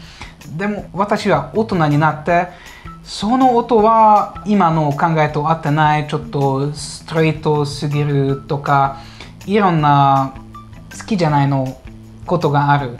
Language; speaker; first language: Japanese; non-native, fluent; Hungarian